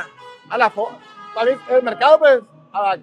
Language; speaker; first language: Spanish; native; Spanish